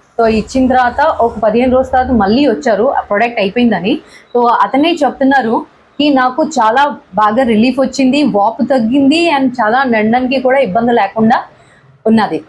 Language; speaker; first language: Telugu; non-native, local second language; Hindi